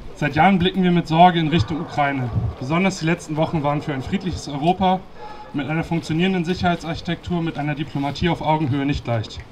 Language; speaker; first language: German; native; German